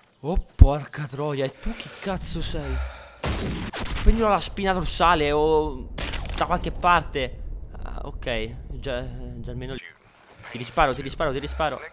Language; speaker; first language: Italian; native; Italian